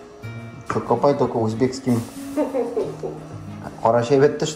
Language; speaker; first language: Russian; non-native, local second language; Tatar